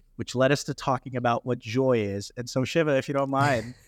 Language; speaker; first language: English; early bilingual, other home language; Hindi